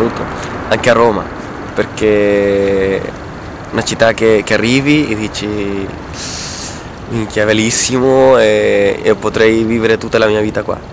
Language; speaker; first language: Italian; non-native, fluent; Spanish